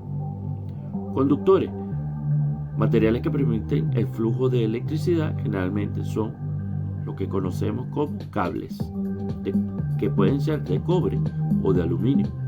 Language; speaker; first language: Spanish; native; Spanish